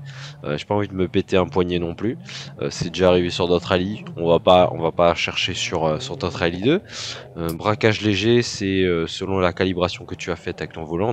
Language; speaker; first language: French; native; French